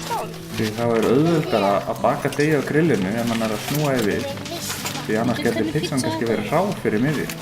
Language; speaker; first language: Icelandic; native; Icelandic